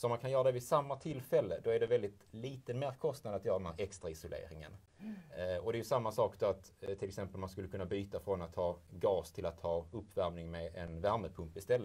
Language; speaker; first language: Swedish; native; Swedish